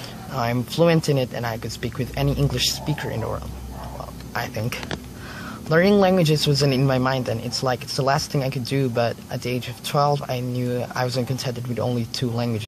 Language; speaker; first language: English; non-native, local second language; Filipino